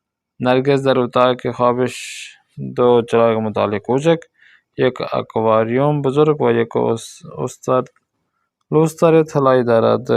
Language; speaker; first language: Persian; non-native, fluent; Urdu